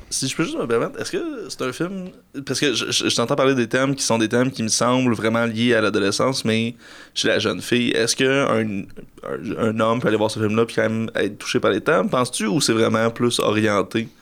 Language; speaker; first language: French; native; French